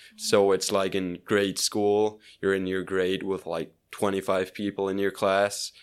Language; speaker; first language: English; non-native, fluent; Swiss German